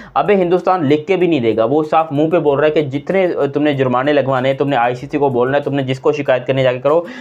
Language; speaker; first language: Urdu; native; Urdu